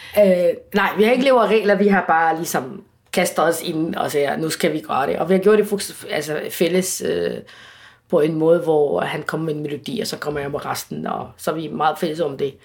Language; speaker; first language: Danish; non-native, fluent; Arabic